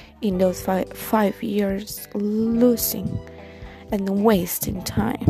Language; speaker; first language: English; non-native, learner; Spanish